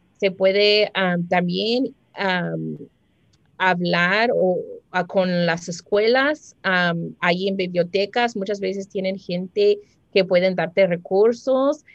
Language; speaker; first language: Spanish; early bilingual, heritage; Spanish